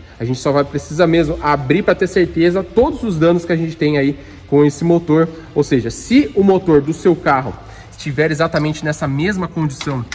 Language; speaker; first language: Portuguese; native; Portuguese